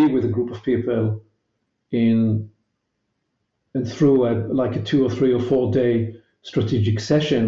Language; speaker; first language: English; non-native, fluent; Hebrew